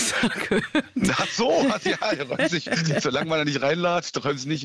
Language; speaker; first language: German; native; German